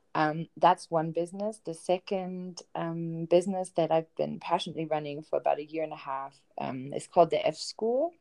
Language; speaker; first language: English; non-native, fluent; German